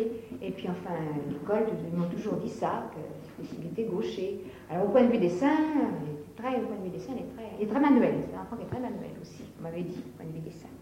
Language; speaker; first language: French; native; French